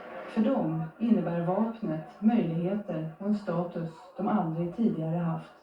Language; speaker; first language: Swedish; native; Swedish